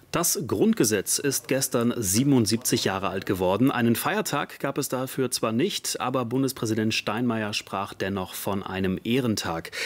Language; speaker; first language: German; native; German